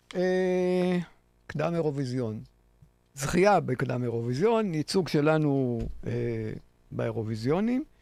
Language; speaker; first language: Hebrew; native; Hebrew